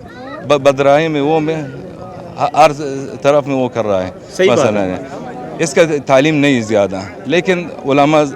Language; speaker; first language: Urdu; non-native, learner; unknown